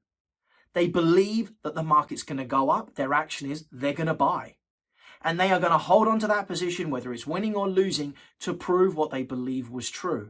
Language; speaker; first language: English; native; English